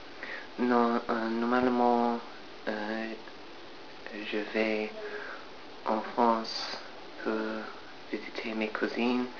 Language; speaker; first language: French; non-native, learner; English